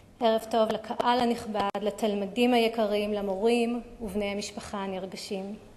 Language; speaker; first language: Hebrew; native; Hebrew